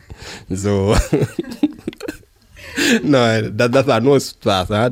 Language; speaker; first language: German; non-native, learner; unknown